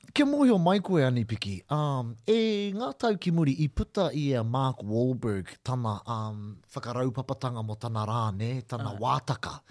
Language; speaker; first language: Māori; non-native, local second language; English